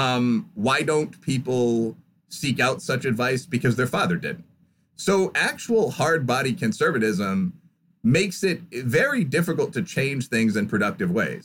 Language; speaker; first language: English; native; English